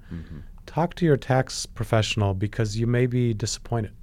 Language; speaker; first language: English; non-native, fluent; Polish